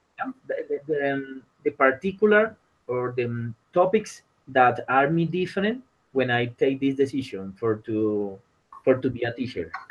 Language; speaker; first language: English; non-native, learner; Spanish